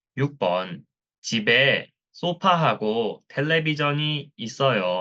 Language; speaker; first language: Korean; non-native, learner; Thai